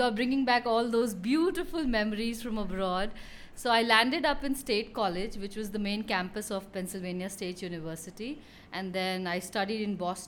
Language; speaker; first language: English; non-native, local second language; Hindi